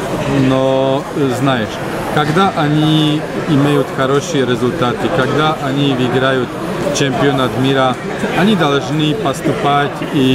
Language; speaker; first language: Russian; non-native, learner; Slovak